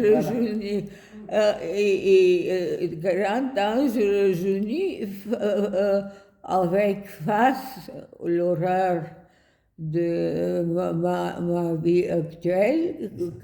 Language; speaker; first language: French; non-native, fluent; Bulgarian